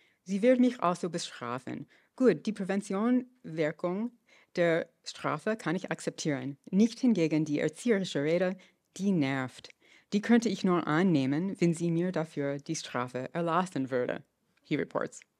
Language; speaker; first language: German; non-native, fluent; English